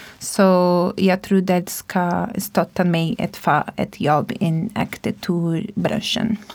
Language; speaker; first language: Swedish; non-native, learner; Portuguese